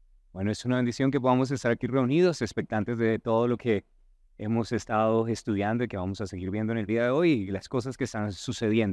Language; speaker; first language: Spanish; native; Spanish